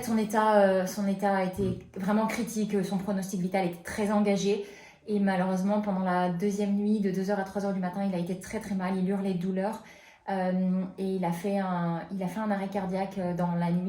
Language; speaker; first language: French; native; French